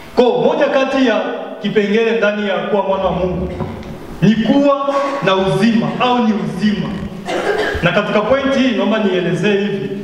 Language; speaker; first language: Swahili; native; Swahili